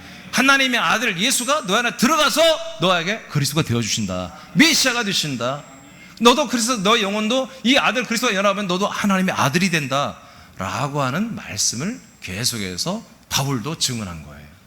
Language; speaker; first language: Korean; native; Korean